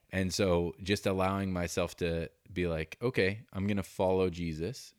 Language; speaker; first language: English; native; English